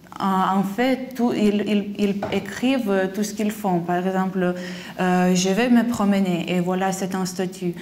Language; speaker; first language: French; non-native, fluent; Lithuanian